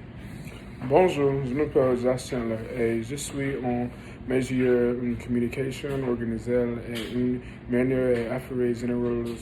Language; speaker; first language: French; non-native, learner; English